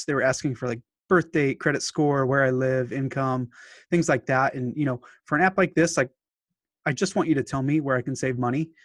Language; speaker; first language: English; native; English